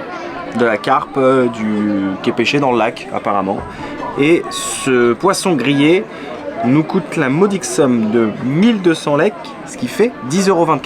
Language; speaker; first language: French; native; French